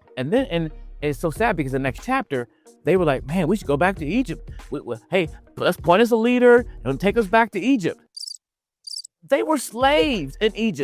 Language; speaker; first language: English; native; English